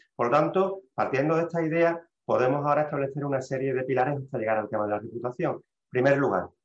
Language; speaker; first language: Spanish; native; Spanish